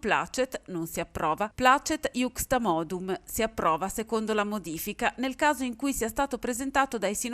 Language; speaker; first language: Italian; native; Italian